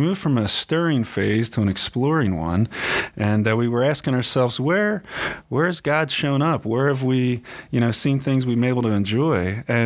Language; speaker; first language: English; native; English